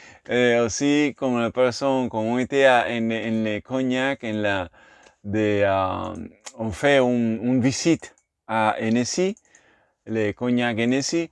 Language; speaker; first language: French; non-native, learner; Spanish